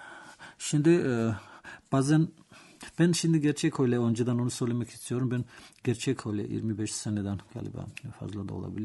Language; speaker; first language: Turkish; non-native, learner; Georgian